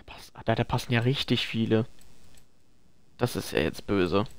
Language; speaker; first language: German; native; German